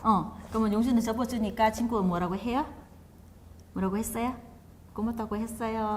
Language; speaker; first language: Korean; non-native, learner; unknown